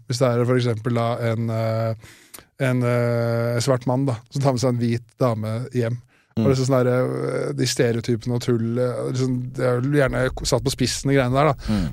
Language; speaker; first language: Norwegian; native; Norwegian